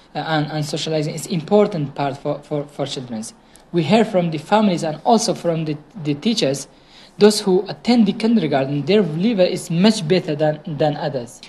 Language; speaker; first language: English; non-native, fluent; Kurdish